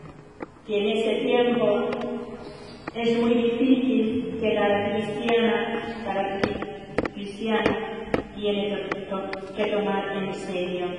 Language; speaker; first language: Spanish; non-native, fluent; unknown